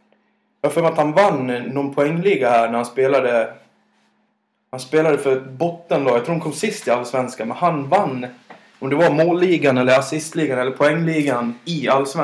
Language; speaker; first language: Swedish; native; Swedish